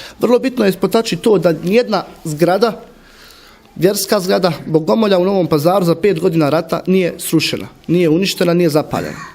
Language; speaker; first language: Bosnian; native; Bosnian